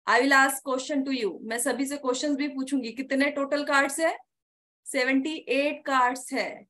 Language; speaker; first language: Hindi; non-native, local second language; Marathi